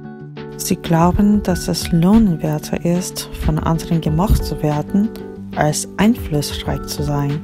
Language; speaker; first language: German; non-native, fluent; Korean